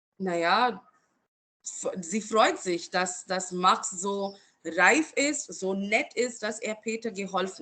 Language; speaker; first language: German; non-native, fluent; Marathi